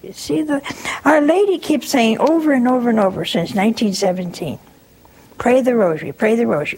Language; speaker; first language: English; native; English